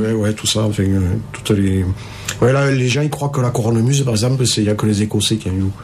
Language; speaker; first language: French; native; French